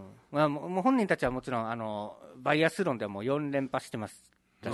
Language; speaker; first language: Japanese; native; Japanese